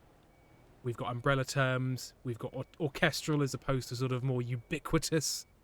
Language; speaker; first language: English; native; English